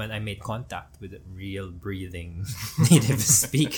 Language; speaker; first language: English; non-native, local second language; Filipino